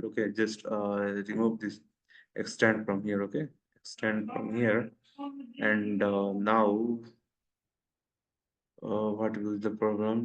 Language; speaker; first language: English; non-native, local second language; Hindi